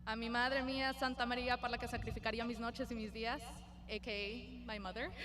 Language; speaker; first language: Spanish; early bilingual, heritage; Spanish